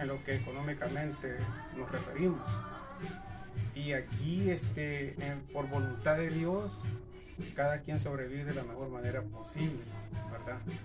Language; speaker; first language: Spanish; native; Spanish